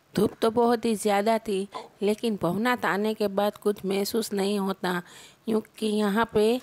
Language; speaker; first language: Hindi; non-native, local second language; Gujarati